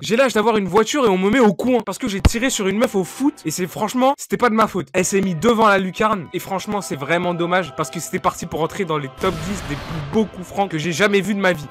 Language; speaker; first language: French; native; French